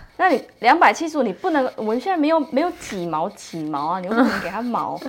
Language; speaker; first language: Chinese; native; Chinese